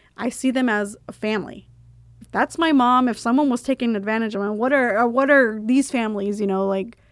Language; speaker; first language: English; early bilingual, other home language; Spanish